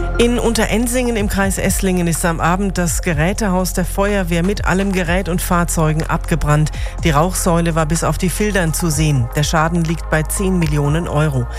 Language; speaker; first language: German; native; German